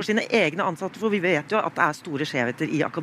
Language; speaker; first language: Norwegian; native; Norwegian